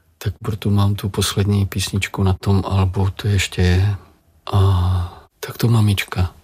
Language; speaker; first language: Czech; native; Czech